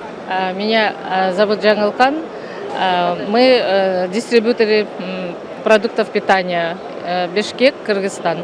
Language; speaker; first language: Russian; non-native, local second language; Kyrgyz